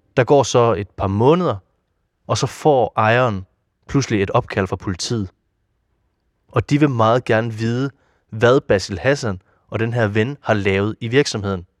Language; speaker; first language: Danish; native; Danish